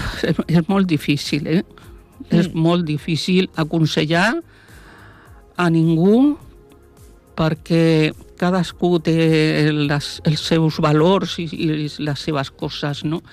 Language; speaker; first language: Catalan; non-native, local second language; Spanish